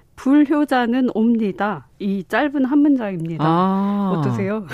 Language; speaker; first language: Korean; native; Korean